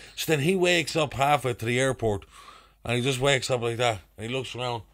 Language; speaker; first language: English; native; English